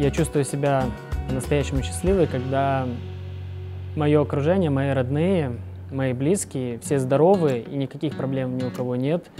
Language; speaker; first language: Russian; native; Russian